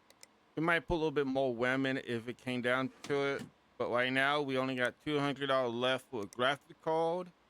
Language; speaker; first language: English; native; English